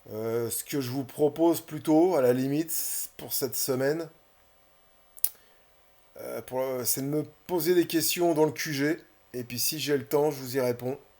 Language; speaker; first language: French; native; French